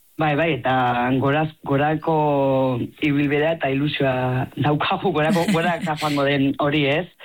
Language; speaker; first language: Basque; non-native, local second language; Spanish